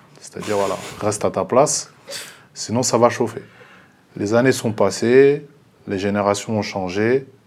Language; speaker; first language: French; early bilingual, other home language; Lingala